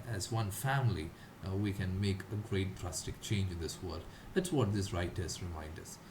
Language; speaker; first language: English; non-native, local second language; Malayalam